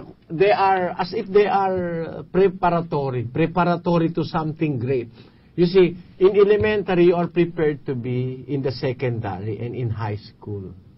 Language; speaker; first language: English; non-native, local second language; Pampanga